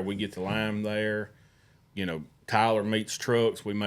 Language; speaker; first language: English; native; English